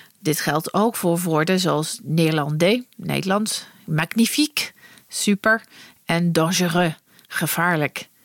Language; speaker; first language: Dutch; non-native, fluent; English